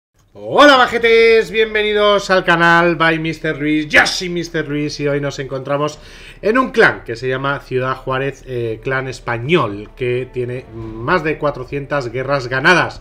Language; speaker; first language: Spanish; native; Spanish